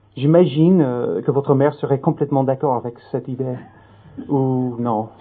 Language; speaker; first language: French; non-native, fluent; English